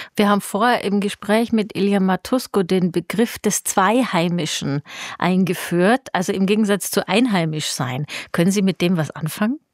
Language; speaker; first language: German; native; German